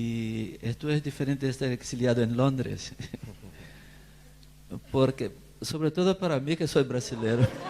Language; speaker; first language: Spanish; non-native, fluent; Portuguese